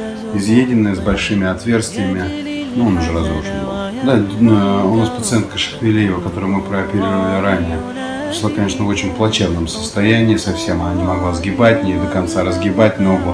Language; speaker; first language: Russian; native; Russian